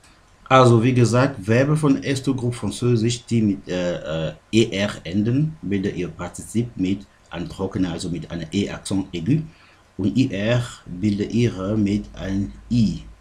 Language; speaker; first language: German; non-native, fluent; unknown